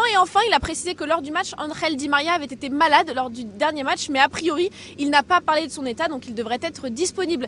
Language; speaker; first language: French; native; French